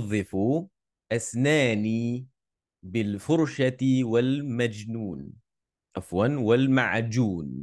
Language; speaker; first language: Arabic; non-native, fluent; Malay